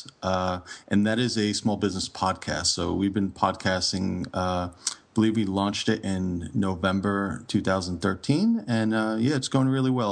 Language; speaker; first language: English; native; English